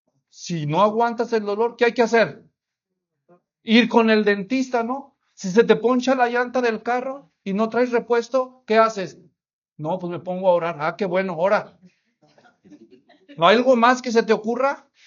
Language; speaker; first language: Spanish; native; Spanish